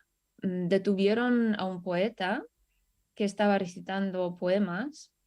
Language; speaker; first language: Spanish; non-native, fluent; Russian